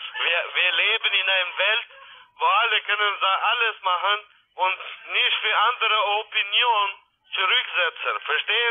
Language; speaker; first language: German; non-native, learner; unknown